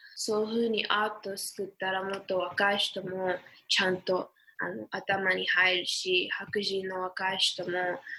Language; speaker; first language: Japanese; early bilingual, heritage; English